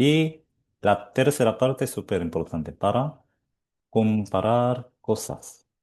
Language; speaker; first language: Spanish; non-native, fluent; Korean